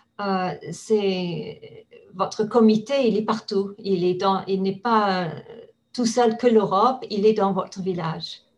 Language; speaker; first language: French; non-native, fluent; English